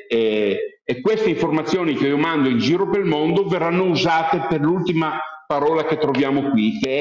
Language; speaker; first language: Italian; native; Italian